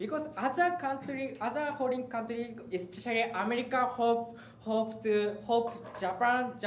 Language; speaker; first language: English; non-native, learner; Japanese